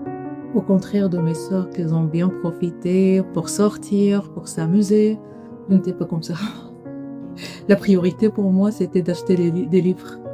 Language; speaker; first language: French; non-native, learner; Arabic